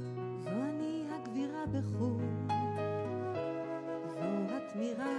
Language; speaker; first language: Hebrew; non-native, learner; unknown